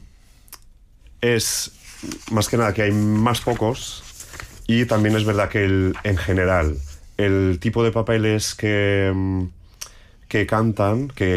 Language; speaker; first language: Spanish; non-native, local second language; Catalan